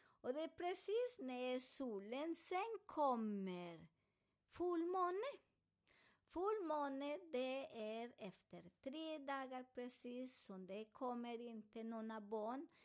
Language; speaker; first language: Swedish; non-native, fluent; Spanish